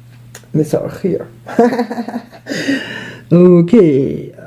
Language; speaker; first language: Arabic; non-native, learner; German